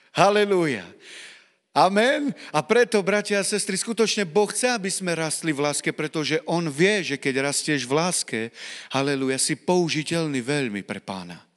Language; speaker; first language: Slovak; non-native, local second language; Romany